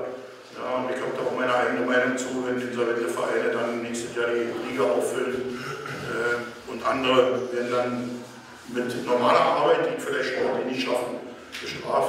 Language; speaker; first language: German; native; German